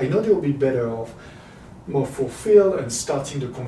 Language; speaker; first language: English; non-native, fluent; French